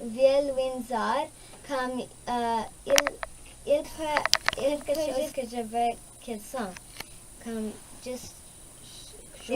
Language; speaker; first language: French; non-native, local second language; English